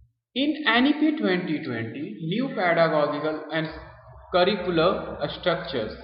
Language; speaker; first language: English; non-native, local second language; Hindi